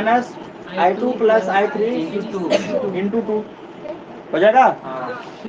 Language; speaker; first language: Hindi; native; Hindi